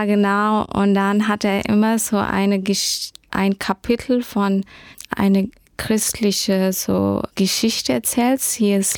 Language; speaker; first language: German; early bilingual, heritage; German